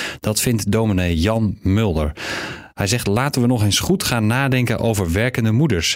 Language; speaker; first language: Dutch; native; Dutch